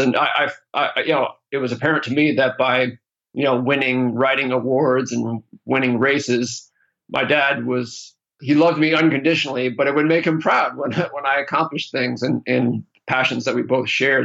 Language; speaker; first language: English; native; English